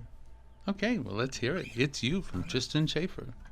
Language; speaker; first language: English; native; English